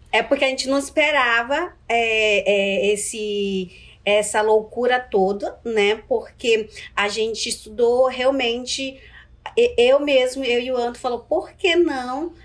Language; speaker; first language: Portuguese; non-native, local second language; Ticuna